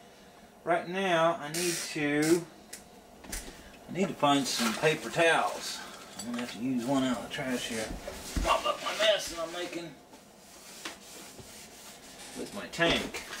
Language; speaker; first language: English; native; English